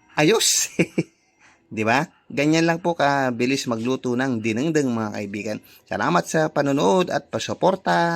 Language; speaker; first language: Filipino; non-native, local second language; Iloko